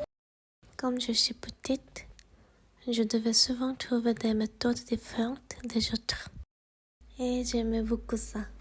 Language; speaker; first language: French; non-native, fluent; Korean